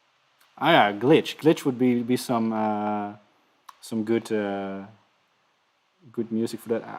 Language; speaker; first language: English; non-native, fluent; Dutch